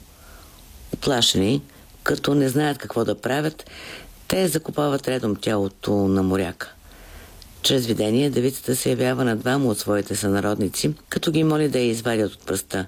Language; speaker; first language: Bulgarian; native; Bulgarian